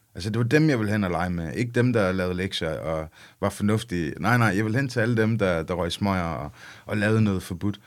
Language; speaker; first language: Danish; early bilingual, other home language; English